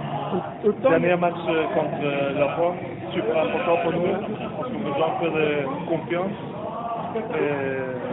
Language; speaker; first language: French; non-native, learner; Norwegian